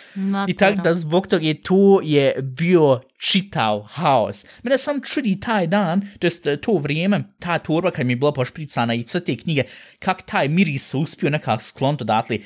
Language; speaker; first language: Bosnian; early bilingual, heritage; Bosnian